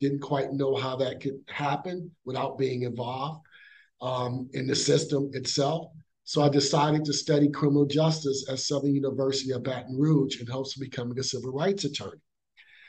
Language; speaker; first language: English; native; English